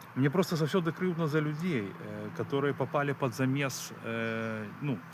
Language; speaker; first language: Russian; non-native, local second language; Belarusian